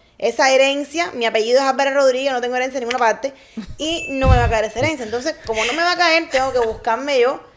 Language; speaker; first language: Spanish; native; Spanish